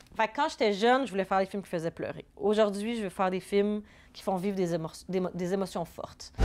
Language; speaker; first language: French; native; French